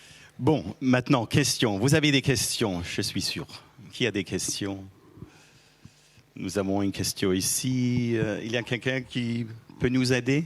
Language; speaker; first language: French; non-native, fluent; German